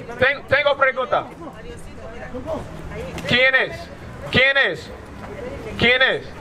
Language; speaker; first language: Spanish; non-native, learner; English